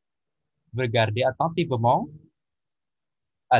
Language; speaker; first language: French; non-native, learner; Indonesian